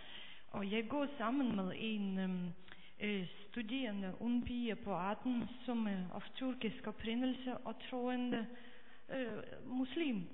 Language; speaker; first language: Danish; non-native, fluent; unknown